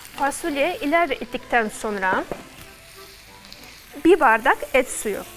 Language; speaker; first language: Turkish; non-native, fluent; Russian